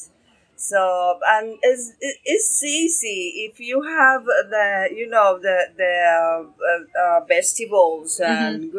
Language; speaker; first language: English; non-native, learner; Spanish